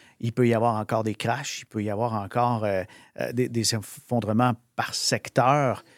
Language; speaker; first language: French; native; French